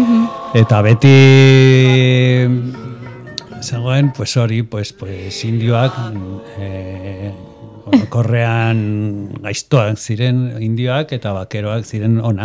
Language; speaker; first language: Basque; non-native, local second language; Spanish